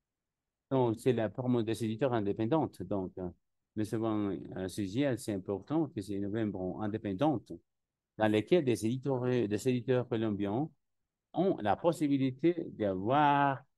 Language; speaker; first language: French; non-native, learner; Spanish